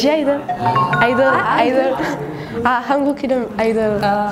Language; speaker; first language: Korean; non-native, learner; French